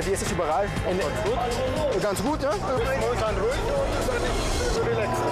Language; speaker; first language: German; non-native, learner; Portuguese